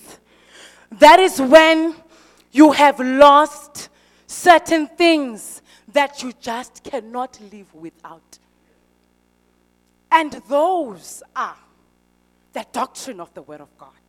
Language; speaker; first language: English; non-native, local second language; Xhosa